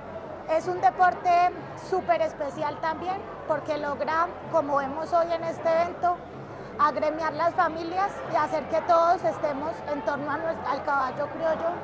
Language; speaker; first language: Spanish; native; Spanish